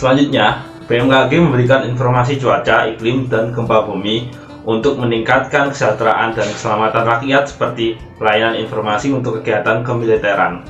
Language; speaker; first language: Indonesian; native; Indonesian